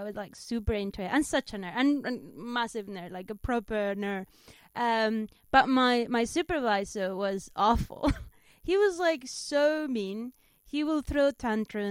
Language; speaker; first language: English; non-native, fluent; Spanish